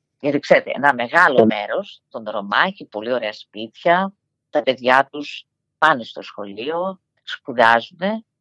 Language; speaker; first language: Greek; early bilingual, heritage; Greek